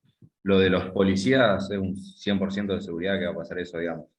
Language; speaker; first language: Spanish; native; Spanish